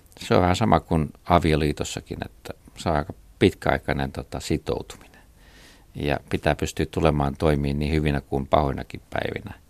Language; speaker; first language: Finnish; native; Finnish